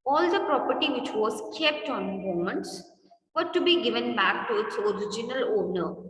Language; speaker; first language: English; non-native, local second language; Kannada